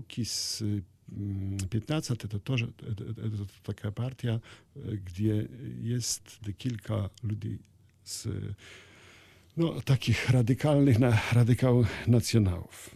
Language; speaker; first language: Ukrainian; non-native, learner; Polish